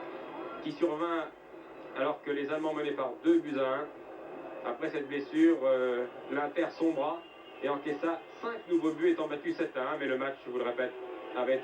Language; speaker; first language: French; native; French